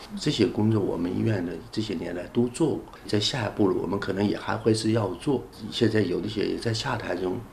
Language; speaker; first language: Chinese; native; Chinese